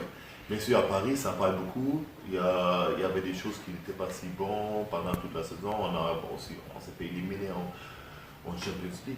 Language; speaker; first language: French; early bilingual, heritage; German